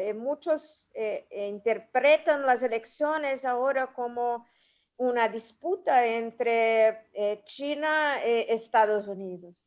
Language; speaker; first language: Spanish; non-native, fluent; Portuguese